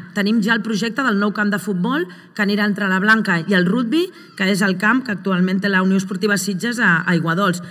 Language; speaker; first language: Catalan; native; Catalan